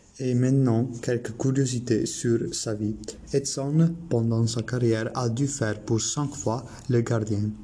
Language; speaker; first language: French; non-native, learner; Italian